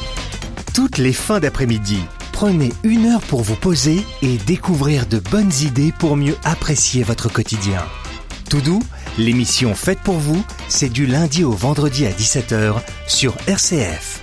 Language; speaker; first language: French; native; French